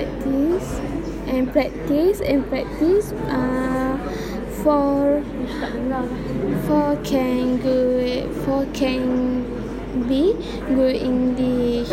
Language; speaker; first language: English; non-native, local second language; Malay